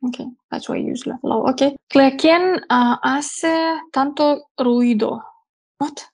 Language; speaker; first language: Spanish; non-native, learner; Russian